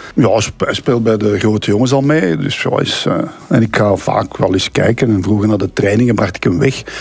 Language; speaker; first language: Dutch; native; Dutch